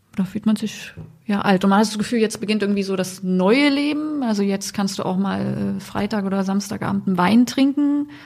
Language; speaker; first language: German; native; German